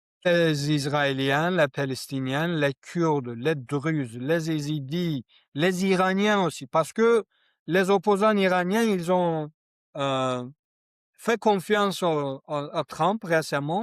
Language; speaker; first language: French; non-native, learner; Kurdish